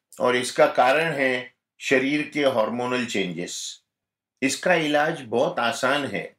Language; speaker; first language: Hindi; non-native, local second language; Gujarati